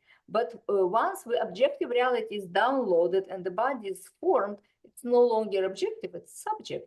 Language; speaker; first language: English; non-native, fluent; Russian